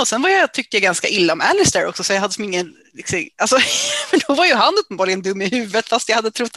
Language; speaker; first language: Swedish; native; Swedish